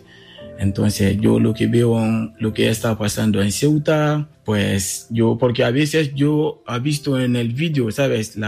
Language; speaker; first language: Spanish; non-native, learner; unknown